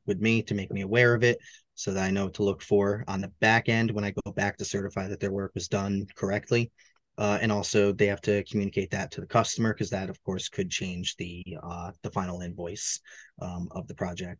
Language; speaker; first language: English; native; English